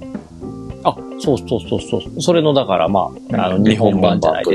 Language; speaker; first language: Japanese; native; Japanese